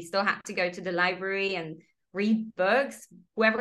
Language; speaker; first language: English; non-native, fluent; Polish